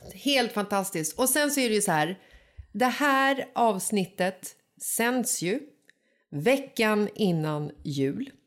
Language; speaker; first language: Swedish; native; Swedish